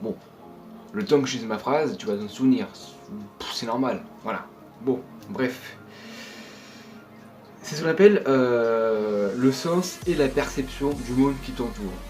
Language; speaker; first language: French; native; French